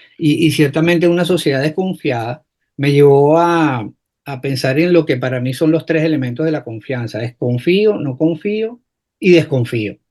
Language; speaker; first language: Spanish; native; Spanish